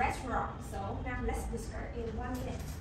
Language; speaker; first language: English; non-native, learner; Vietnamese